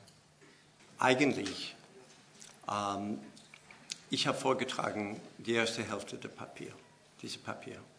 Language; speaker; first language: German; non-native, fluent; English